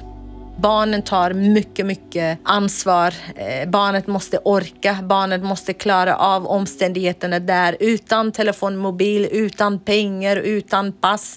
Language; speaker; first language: Swedish; non-native, fluent; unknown